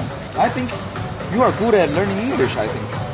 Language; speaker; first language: English; non-native, learner; Korean